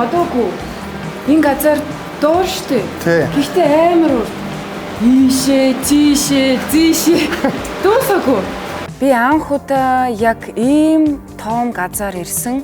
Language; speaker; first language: Mongolian; non-native, learner; Russian